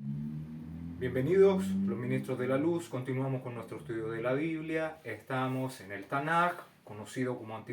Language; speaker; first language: Spanish; native; Spanish